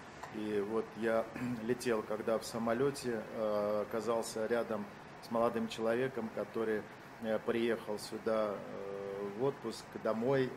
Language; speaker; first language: Russian; native; Russian